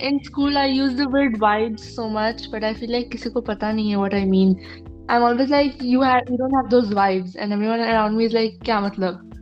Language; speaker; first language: English; non-native, local second language; Urdu